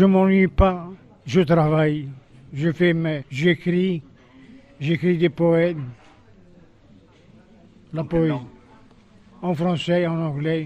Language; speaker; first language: French; non-native, local second language; Arabic